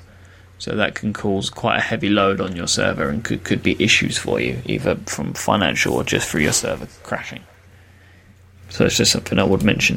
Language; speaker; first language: English; native; English